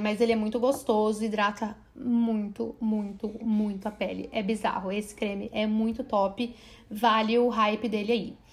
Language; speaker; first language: Portuguese; native; Portuguese